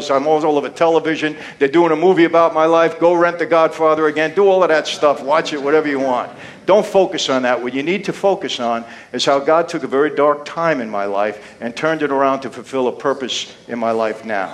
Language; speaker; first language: English; native; English